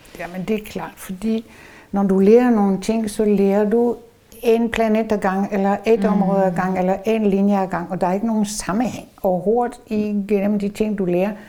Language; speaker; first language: Danish; non-native, fluent; French